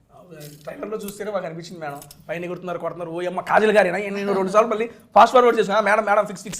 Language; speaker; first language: Telugu; native; Telugu